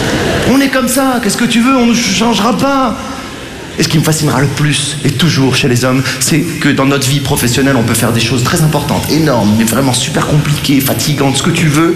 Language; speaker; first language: French; native; French